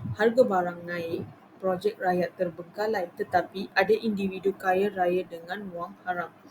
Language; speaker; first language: Malay; non-native, local second language; Tamil